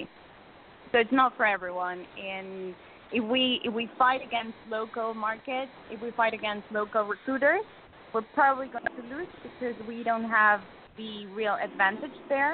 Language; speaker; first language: English; non-native, fluent; Spanish